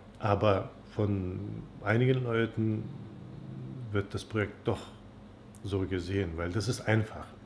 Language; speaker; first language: German; non-native, fluent; Turkish